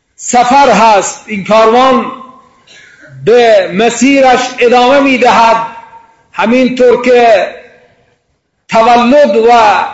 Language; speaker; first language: Persian; non-native, local second language; Baluchi